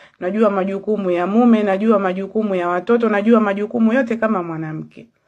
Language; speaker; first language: Swahili; native; Swahili